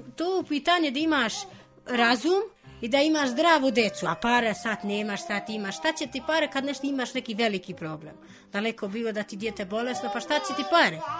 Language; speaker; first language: Serbian; non-native, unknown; Albanian